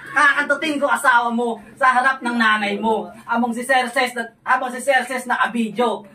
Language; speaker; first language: Filipino; non-native, local second language; Hiligaynon